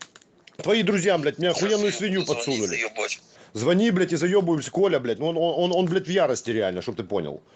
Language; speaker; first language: Russian; native; Russian